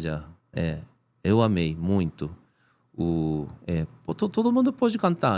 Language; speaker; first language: Portuguese; non-native, learner; Japanese